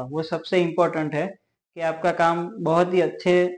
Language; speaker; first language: Hindi; non-native, local second language; Gujarati